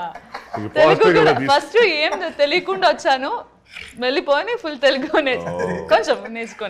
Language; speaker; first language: Telugu; non-native, learner; Malayalam